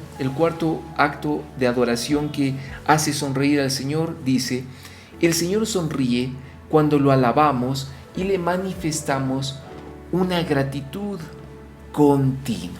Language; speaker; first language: Spanish; native; Spanish